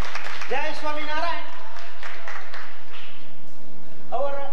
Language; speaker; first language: Spanish; non-native, learner; Gujarati